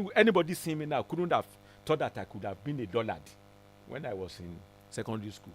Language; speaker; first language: English; non-native, local second language; Yoruba